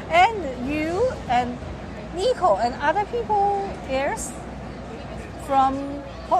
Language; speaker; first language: English; non-native, learner; Chinese